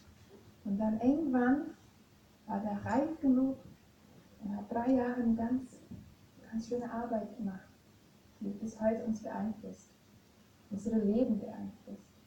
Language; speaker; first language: German; non-native, fluent; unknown